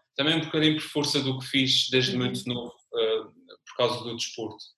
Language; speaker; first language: Portuguese; native; Portuguese